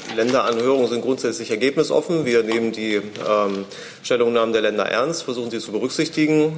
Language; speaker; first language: German; native; German